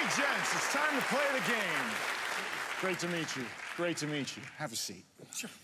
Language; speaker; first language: English; native; English